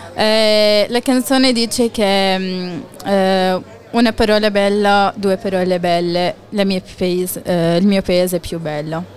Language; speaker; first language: Italian; non-native, fluent; Arabic